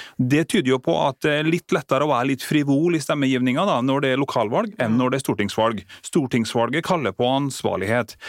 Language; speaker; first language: Norwegian; native; Norwegian